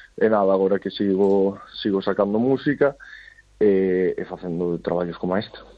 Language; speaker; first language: Galician; native; Galician